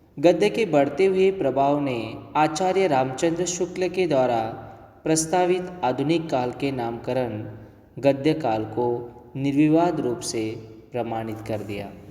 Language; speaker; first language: Hindi; native; Hindi